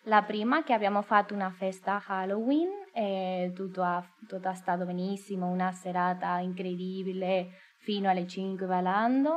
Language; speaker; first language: Italian; non-native, learner; Spanish